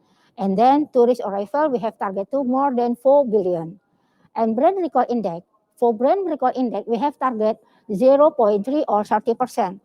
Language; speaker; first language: English; non-native, learner; Indonesian